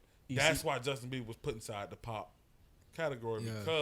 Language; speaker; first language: English; native; English